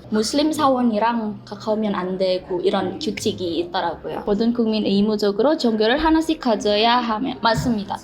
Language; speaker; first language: Korean; non-native, fluent; Indonesian